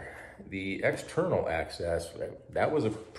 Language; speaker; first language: English; native; English